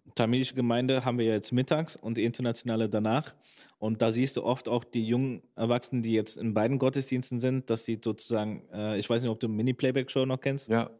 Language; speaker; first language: German; native; German